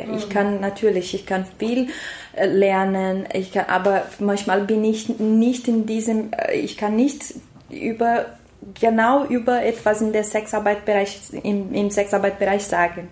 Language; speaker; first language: German; non-native, fluent; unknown